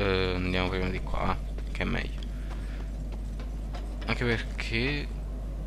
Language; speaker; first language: Italian; native; Italian